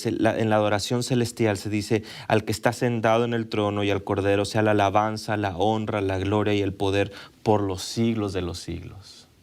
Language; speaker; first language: Spanish; native; Spanish